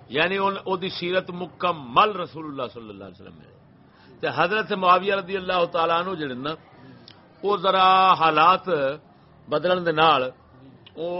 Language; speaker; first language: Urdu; non-native, local second language; Punjabi